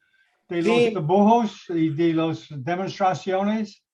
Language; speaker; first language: Spanish; non-native, learner; English